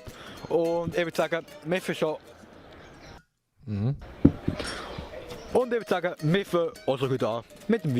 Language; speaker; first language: German; native; German